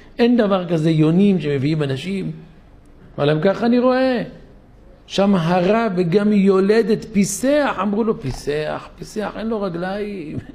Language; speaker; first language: Hebrew; native; Hebrew